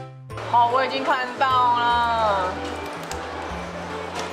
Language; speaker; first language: Chinese; native; Chinese